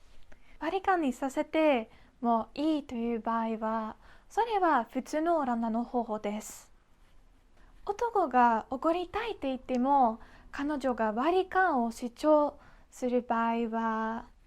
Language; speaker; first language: Japanese; non-native, fluent; Dutch